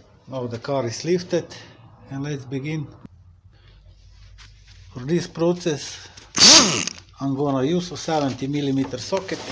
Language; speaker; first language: English; non-native, learner; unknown